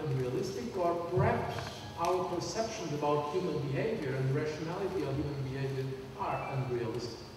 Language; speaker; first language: English; non-native, fluent; Portuguese